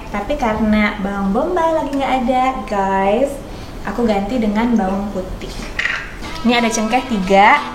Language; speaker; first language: Indonesian; native; Indonesian